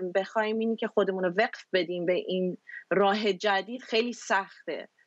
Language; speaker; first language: Persian; early bilingual, heritage; Persian